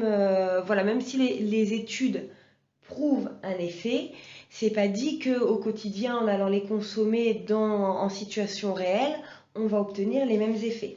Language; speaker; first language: French; native; French